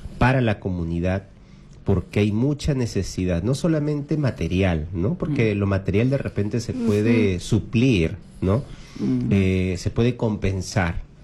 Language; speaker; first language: Spanish; native; Spanish